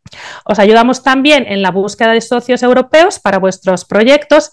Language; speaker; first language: Spanish; native; Spanish